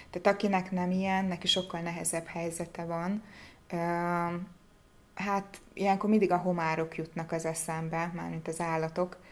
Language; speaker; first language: Hungarian; native; Hungarian